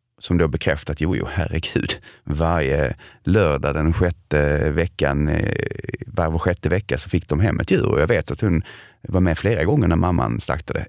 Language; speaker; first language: Swedish; native; Swedish